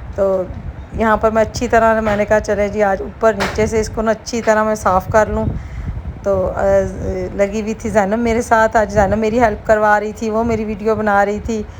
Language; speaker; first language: Urdu; non-native, local second language; Punjabi